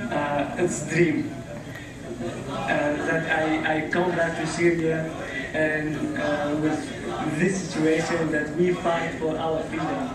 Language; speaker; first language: English; non-native, learner; Arabic